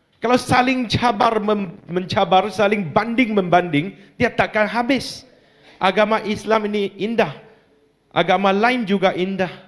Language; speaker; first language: Malay; non-native, local second language; Chinese